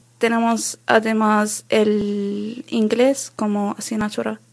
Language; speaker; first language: Spanish; non-native, learner; Arabic